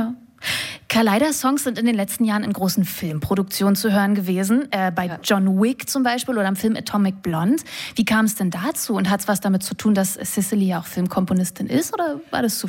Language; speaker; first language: German; native; German